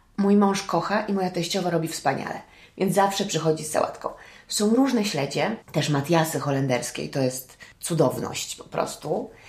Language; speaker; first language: Polish; early bilingual, heritage; Polish